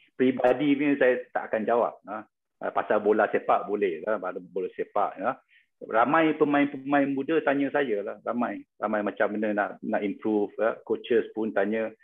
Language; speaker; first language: Malay; non-native, local second language; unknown